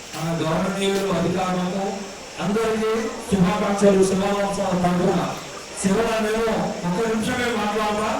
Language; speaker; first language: Telugu; non-native, local second language; Lambadi